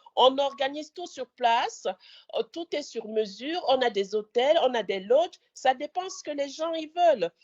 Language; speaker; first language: French; native; French